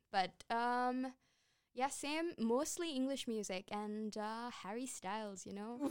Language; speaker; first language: English; non-native, local second language; Sinhala